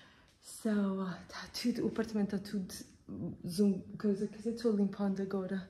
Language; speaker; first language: Portuguese; early bilingual, heritage; Portuguese